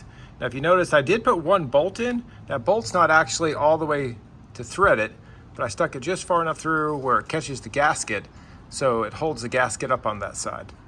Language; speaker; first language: English; native; English